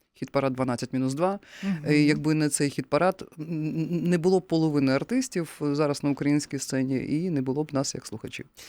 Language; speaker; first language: Ukrainian; native; Ukrainian